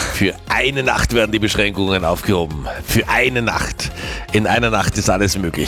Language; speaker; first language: German; native; German